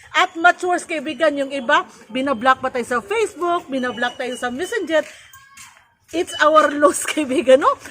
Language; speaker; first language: Filipino; non-native, local second language; Cebuano